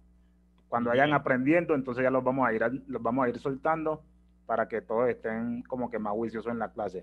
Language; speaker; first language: Spanish; native; Spanish